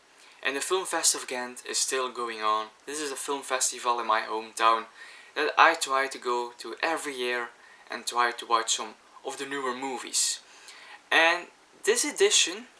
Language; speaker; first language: English; non-native, fluent; Dutch